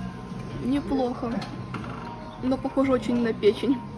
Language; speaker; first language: Russian; native; Russian